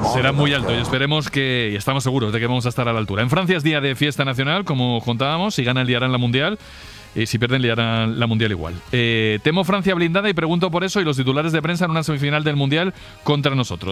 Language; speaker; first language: Spanish; native; Spanish